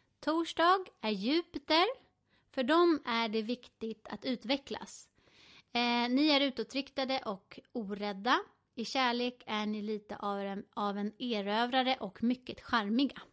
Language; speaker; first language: Swedish; native; Swedish